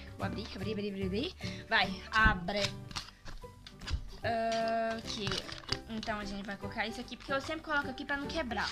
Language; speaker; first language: Portuguese; early bilingual, heritage; Portuguese